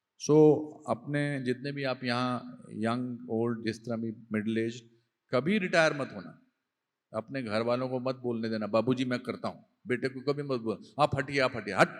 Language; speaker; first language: Hindi; native; Hindi